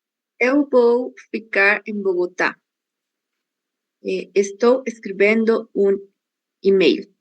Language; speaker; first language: Portuguese; non-native, learner; Spanish